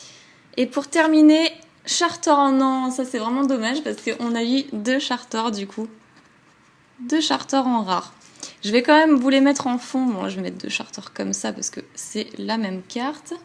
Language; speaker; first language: French; native; French